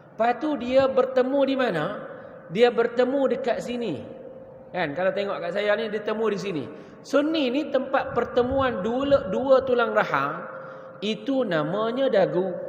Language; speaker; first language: Malay; native; Malay